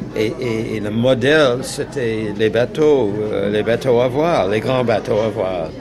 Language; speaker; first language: French; non-native, fluent; English